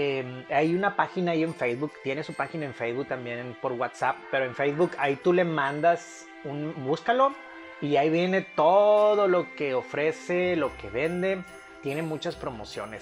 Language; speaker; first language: Spanish; native; Spanish